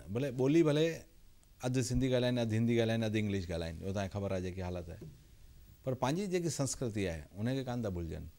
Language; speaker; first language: Sindhi; early bilingual, heritage; Sindhi